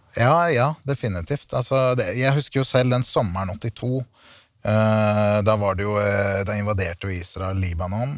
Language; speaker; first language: Norwegian; native; Norwegian